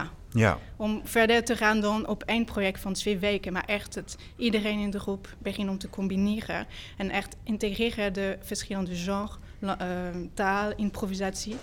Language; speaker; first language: Dutch; non-native, fluent; French